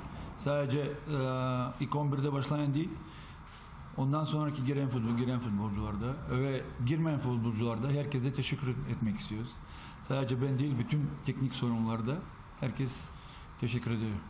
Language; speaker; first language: Turkish; non-native, fluent; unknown